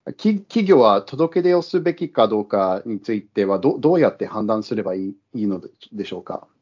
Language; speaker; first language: Japanese; non-native, fluent; English